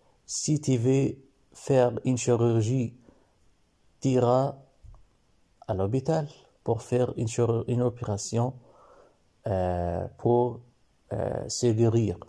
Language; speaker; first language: French; non-native, learner; Arabic